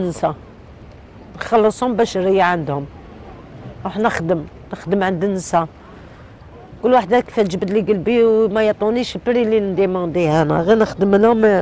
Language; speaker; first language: Arabic; native; Arabic